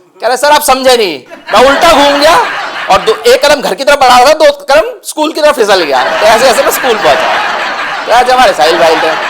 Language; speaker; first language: Hindi; non-native, local second language; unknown